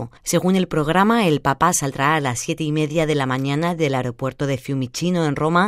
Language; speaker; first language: Spanish; native; Spanish